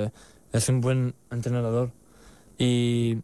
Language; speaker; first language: Spanish; non-native, learner; French